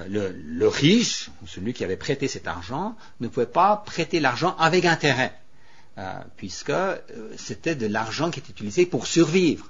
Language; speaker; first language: French; native; French